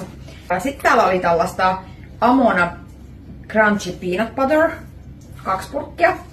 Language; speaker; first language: Finnish; native; Finnish